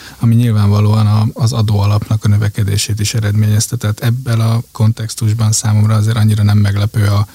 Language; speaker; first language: Hungarian; native; Hungarian